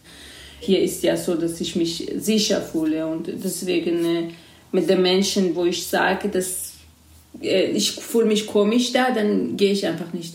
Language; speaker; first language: German; non-native, fluent; Kurdish